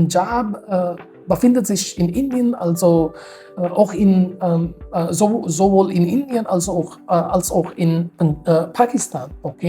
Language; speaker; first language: German; non-native, fluent; Haryanvi